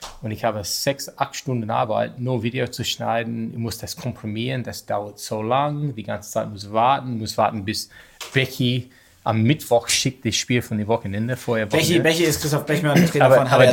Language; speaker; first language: German; non-native, learner; English